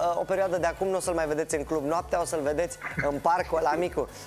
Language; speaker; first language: Romanian; native; Romanian